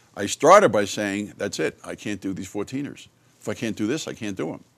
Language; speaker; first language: English; native; English